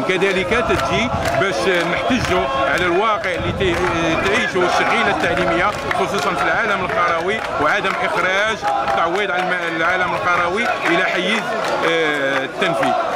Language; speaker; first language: Arabic; native; Arabic